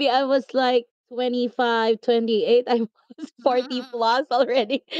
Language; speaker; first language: English; non-native, local second language; Filipino